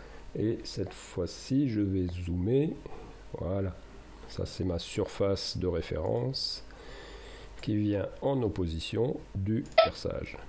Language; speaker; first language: French; native; French